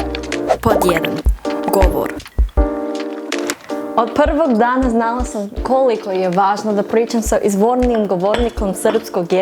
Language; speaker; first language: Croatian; non-native, learner; English